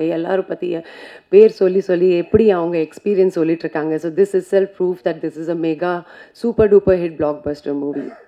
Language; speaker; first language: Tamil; non-native, fluent; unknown